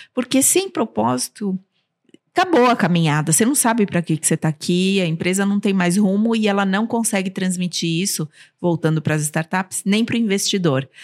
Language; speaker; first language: Portuguese; non-native, local second language; Armenian